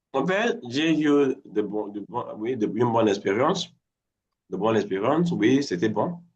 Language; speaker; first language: French; non-native, fluent; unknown